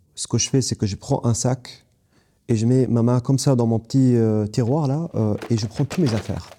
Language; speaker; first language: French; non-native, fluent; Arabic